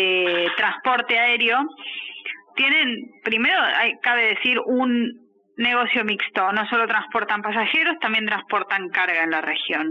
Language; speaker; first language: Spanish; native; Spanish